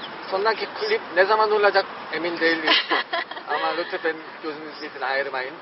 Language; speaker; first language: Turkish; non-native, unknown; Korean